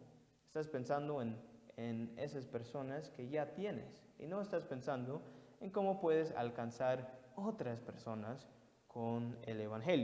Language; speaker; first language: Spanish; non-native, fluent; English